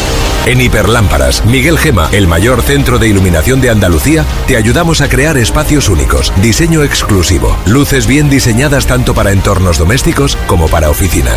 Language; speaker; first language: Spanish; native; Spanish